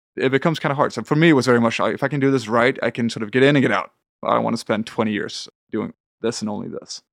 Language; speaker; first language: English; non-native, fluent; Swedish